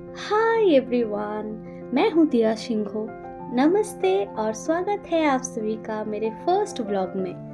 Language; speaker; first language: Hindi; non-native, local second language; Bangla